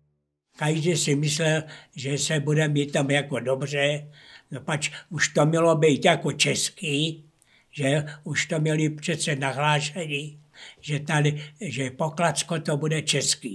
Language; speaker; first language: Czech; early bilingual, heritage; Czech